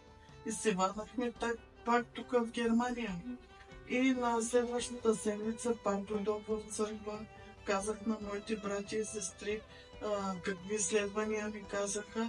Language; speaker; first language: Bulgarian; non-native, local second language; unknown